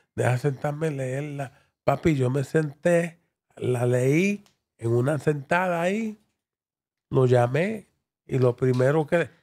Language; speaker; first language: Spanish; early bilingual, heritage; Spanish